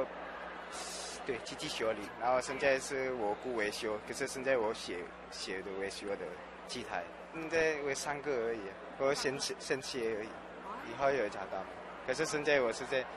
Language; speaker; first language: Chinese; non-native, learner; Indonesian